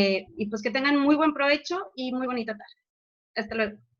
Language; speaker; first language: Spanish; native; Spanish